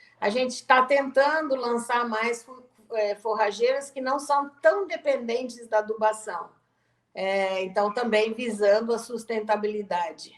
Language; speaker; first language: Portuguese; native; Portuguese